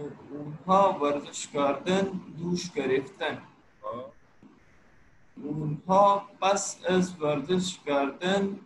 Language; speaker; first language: Persian; non-native, learner; Urdu